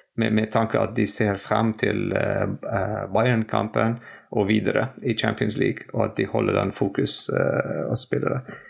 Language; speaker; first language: Norwegian; non-native, fluent; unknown